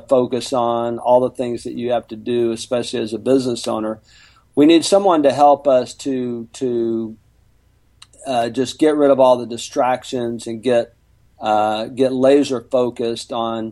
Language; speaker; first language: English; native; English